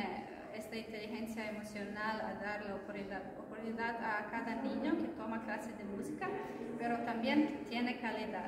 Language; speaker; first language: Spanish; non-native, fluent; Croatian